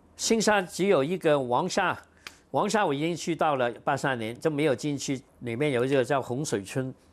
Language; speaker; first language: Chinese; non-native, local second language; Cantonese